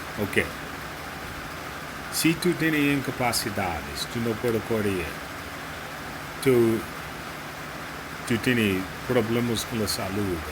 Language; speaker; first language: Spanish; non-native, learner; English